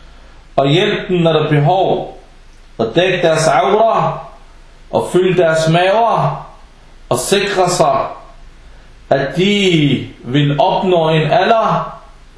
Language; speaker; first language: Danish; non-native, fluent; Arabic